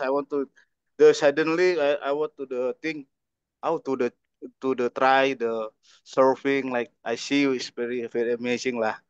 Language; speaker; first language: English; non-native, learner; Indonesian